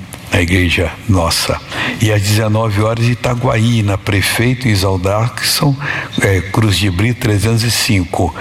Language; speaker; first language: Portuguese; native; Portuguese